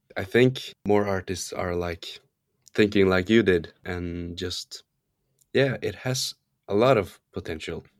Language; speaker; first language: English; non-native, fluent; Norwegian